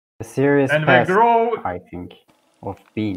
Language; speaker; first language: English; non-native, learner; Turkish